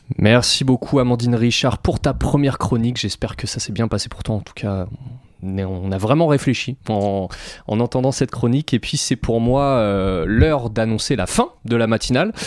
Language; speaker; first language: French; native; French